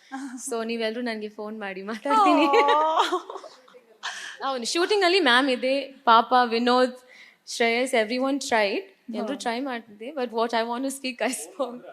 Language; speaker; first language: Kannada; non-native, learner; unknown